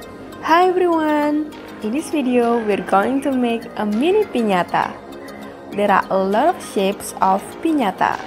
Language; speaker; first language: English; non-native, fluent; Indonesian